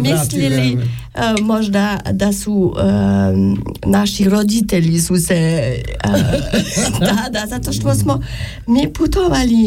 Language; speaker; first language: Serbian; non-native, learner; French